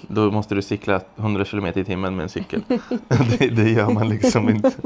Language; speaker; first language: Swedish; native; Swedish